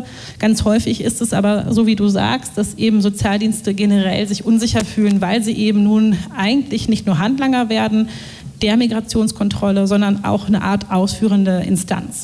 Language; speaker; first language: German; native; German